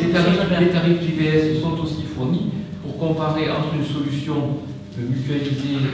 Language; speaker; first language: French; native; French